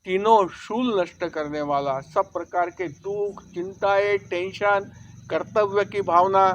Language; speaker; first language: Hindi; non-native, local second language; Marathi